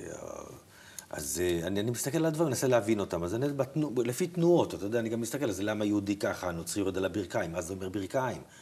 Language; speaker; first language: Hebrew; native; Hebrew